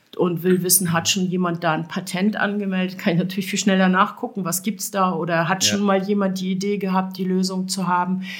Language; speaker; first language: German; native; German